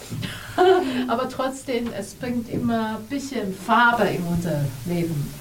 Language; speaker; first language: German; non-native, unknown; Chinese